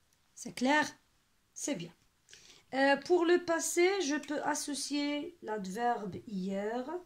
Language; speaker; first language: French; non-native, local second language; Arabic